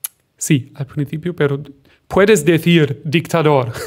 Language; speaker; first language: Spanish; non-native, fluent; German